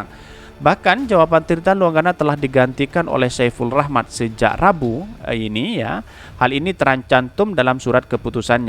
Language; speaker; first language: Indonesian; native; Indonesian